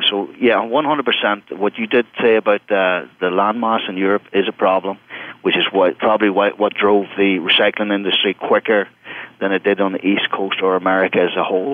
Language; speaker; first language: English; native; English